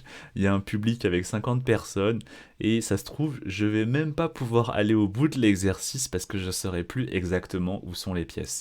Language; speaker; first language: French; native; French